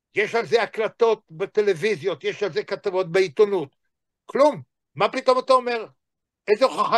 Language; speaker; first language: Hebrew; native; Hebrew